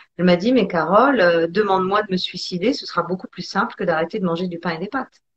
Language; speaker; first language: French; early bilingual, other home language; Italian